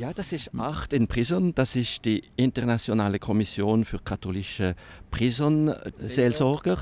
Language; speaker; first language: German; non-native, local second language; French